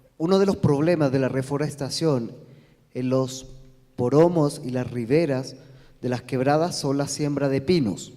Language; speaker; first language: Spanish; native; Spanish